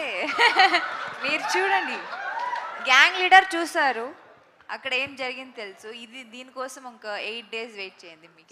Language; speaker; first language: Telugu; non-native, fluent; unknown